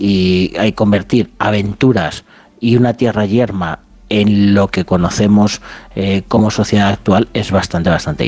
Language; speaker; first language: Spanish; native; Spanish